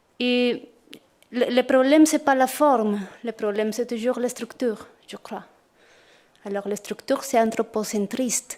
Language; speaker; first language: French; non-native, fluent; Spanish